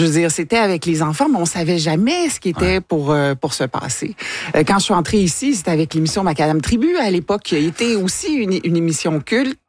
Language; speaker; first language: French; native; French